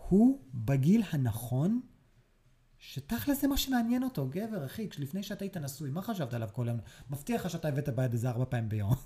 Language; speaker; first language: Hebrew; early bilingual, other home language; English